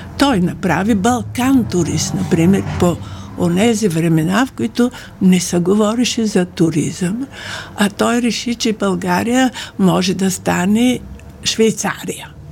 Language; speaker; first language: Bulgarian; native; Bulgarian